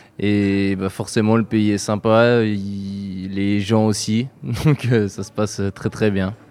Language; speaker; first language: French; native; French